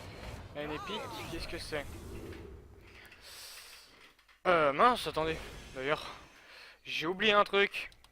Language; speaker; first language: French; native; French